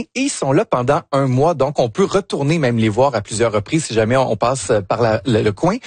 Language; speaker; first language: French; native; French